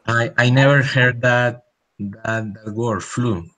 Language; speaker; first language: English; non-native, learner; Spanish